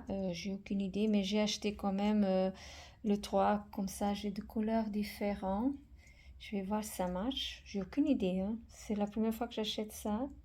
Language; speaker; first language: French; non-native, fluent; Portuguese